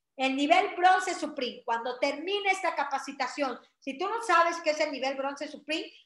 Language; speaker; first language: Spanish; native; Spanish